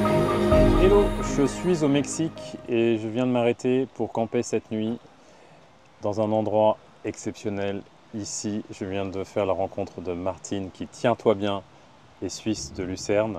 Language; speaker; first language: French; native; French